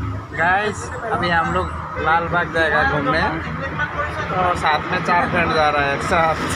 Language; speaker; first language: Hindi; non-native, local second language; Assamese